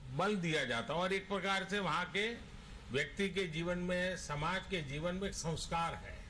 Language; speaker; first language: Hindi; non-native, local second language; Gujarati